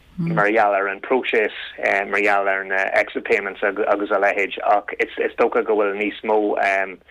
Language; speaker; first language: Irish; non-native, local second language; English